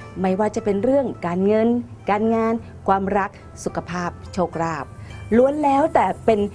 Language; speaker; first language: Thai; native; Thai